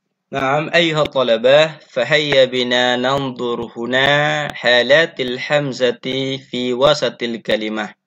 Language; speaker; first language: Arabic; non-native, fluent; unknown